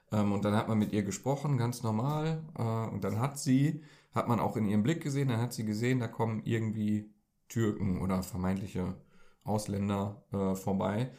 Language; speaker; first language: German; native; German